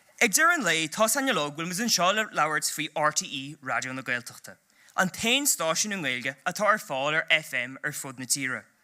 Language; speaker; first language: Irish; native; Irish